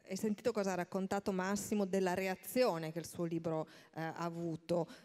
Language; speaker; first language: Italian; native; Italian